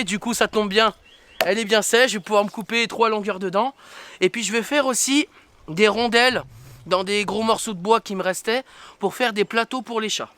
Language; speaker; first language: French; native; French